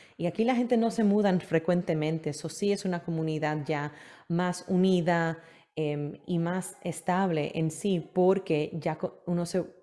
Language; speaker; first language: Spanish; early bilingual, heritage; Spanish